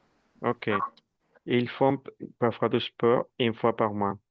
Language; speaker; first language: French; non-native, fluent; Spanish